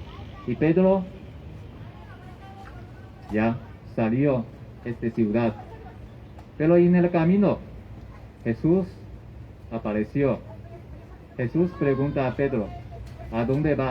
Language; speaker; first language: Spanish; non-native, learner; Chinese